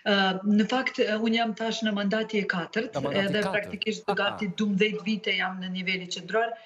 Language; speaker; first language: Albanian; non-native, local second language; Bosnian